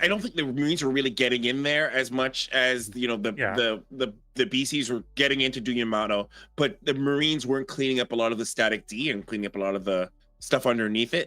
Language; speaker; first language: English; native; English